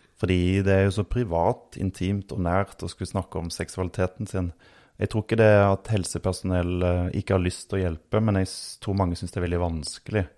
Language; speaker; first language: Norwegian; native; Norwegian